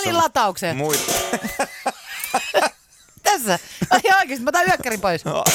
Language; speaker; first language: Finnish; native; Finnish